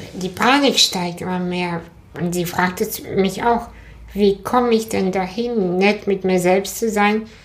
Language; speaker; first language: German; early bilingual, other home language; Russian